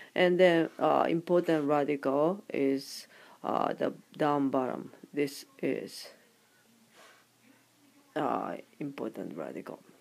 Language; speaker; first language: English; non-native, fluent; Japanese